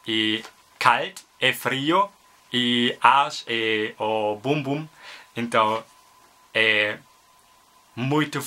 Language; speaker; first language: Portuguese; non-native, learner; German